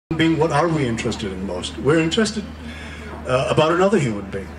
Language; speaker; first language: English; non-native, local second language; Nepali